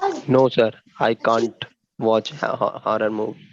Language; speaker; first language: English; non-native, learner; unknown